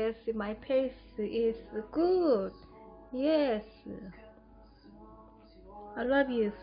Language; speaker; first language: English; non-native, learner; Korean